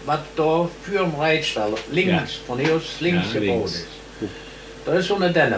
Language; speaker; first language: German; native; German